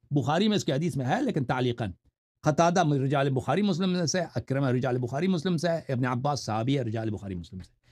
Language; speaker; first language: Urdu; non-native, fluent; Persian